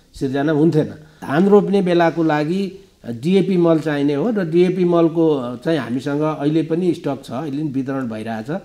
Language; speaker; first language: Nepali; native; Nepali